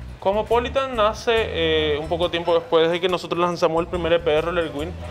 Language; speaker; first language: Spanish; early bilingual, other home language; Portuguese